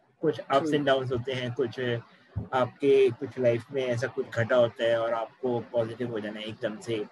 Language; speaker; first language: Hindi; native; Hindi